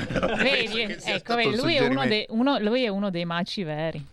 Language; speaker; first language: Italian; native; Italian